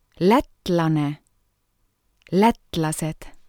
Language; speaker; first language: Estonian; native; Estonian